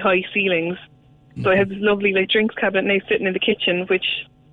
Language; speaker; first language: English; native; English